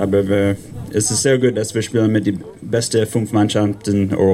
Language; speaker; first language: German; non-native, learner; English